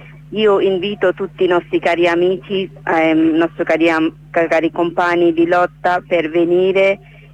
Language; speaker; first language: Italian; non-native, learner; Bangla